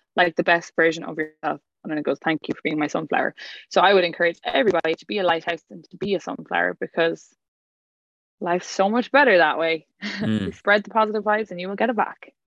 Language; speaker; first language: English; native; English